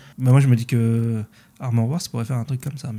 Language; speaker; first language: French; native; French